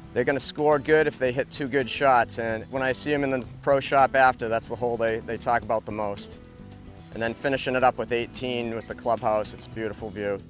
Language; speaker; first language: English; native; English